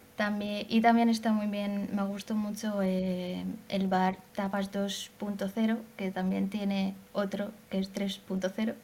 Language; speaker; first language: Spanish; non-native, fluent; Hungarian